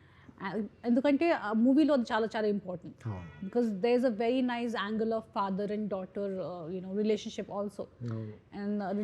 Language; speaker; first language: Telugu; non-native, fluent; Hindi